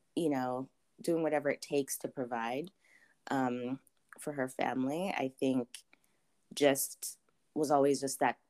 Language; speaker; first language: English; early bilingual, other home language; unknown